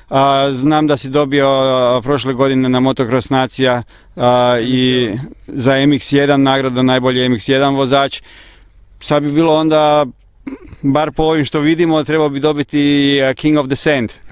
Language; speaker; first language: Croatian; native; Croatian